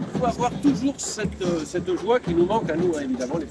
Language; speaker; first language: French; native; French